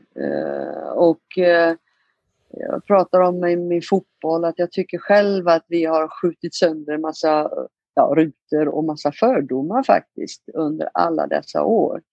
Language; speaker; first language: Swedish; native; Swedish